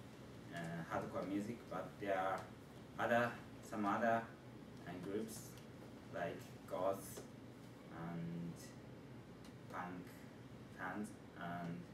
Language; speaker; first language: English; non-native, fluent; Japanese